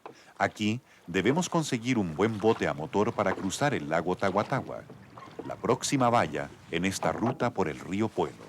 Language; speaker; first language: Spanish; native; Spanish